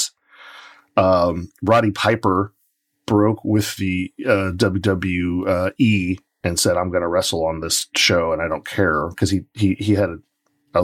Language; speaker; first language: English; native; English